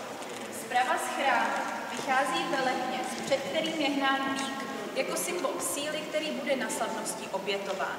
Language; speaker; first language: Czech; native; Czech